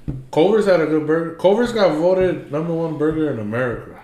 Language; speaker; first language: English; early bilingual, other home language; Spanish